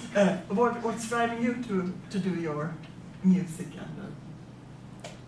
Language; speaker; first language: English; non-native, fluent; Swedish